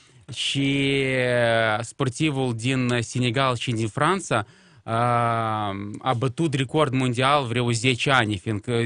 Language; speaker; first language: Romanian; non-native, local second language; Russian